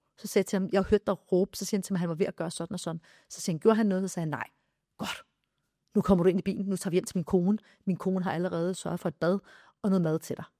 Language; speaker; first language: Danish; early bilingual, other home language; Arabic